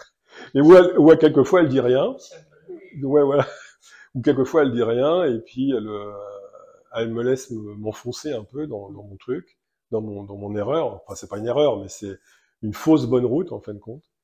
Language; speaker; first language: French; native; French